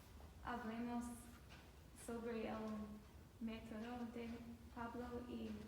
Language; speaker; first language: Spanish; non-native, learner; English